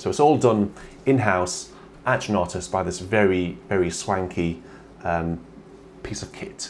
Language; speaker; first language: English; native; English